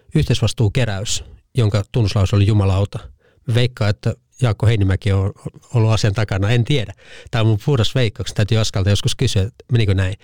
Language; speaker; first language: Finnish; native; Finnish